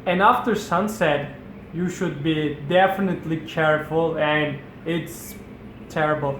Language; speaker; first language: English; non-native, fluent; Turkish